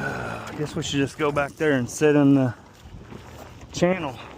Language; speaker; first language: English; native; English